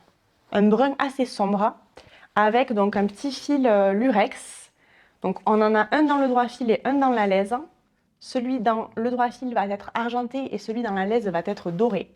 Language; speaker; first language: French; native; French